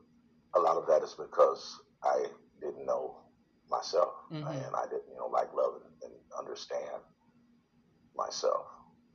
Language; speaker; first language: English; native; English